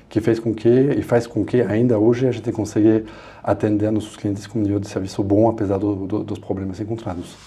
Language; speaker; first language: Portuguese; non-native, fluent; French